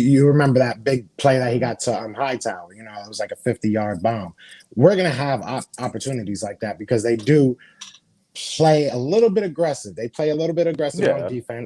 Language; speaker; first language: English; native; English